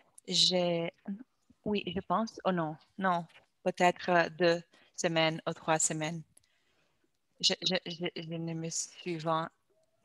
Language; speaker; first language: French; non-native, learner; Portuguese